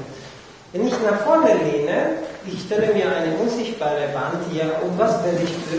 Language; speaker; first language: German; non-native, fluent; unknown